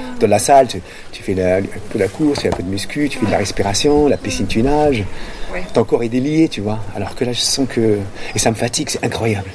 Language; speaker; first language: French; non-native, local second language; Arabic